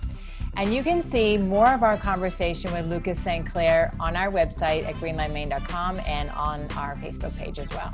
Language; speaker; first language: English; native; English